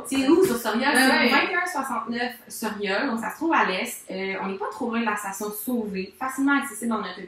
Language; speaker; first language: French; native; French